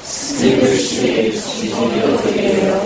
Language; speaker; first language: Korean; non-native, learner; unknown